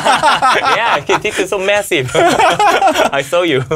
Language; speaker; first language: English; non-native, learner; Korean